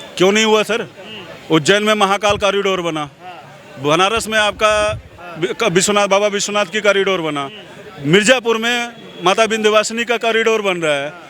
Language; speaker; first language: Hindi; native; Hindi